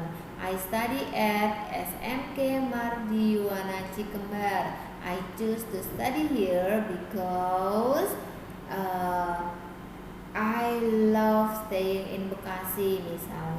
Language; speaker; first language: English; non-native, fluent; Indonesian